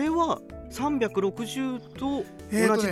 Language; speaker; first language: Japanese; native; Japanese